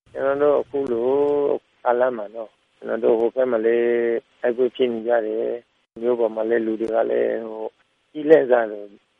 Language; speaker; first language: Burmese; native; Burmese